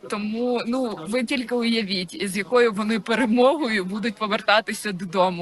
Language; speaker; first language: Ukrainian; native; Ukrainian